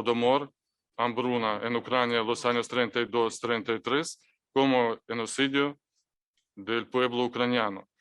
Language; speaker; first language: Spanish; non-native, fluent; Ukrainian